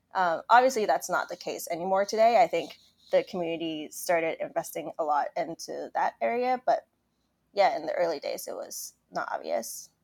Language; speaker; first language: English; non-native, local second language; Cantonese